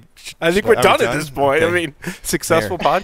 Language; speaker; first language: English; native; English